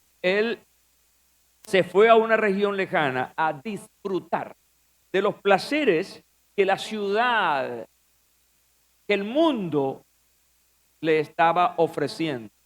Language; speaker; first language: Spanish; native; Spanish